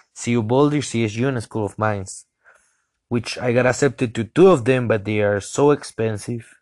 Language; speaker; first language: English; non-native, fluent; Spanish